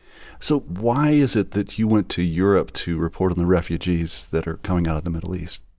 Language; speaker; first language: English; native; English